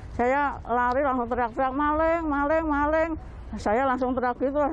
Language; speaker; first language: Indonesian; native; Indonesian